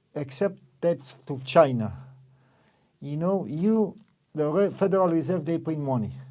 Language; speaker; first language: English; non-native, fluent; Romanian